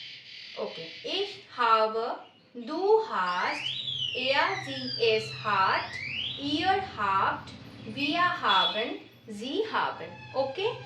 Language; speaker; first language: German; non-native, fluent; Hindi